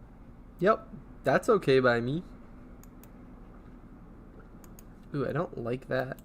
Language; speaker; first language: English; native; English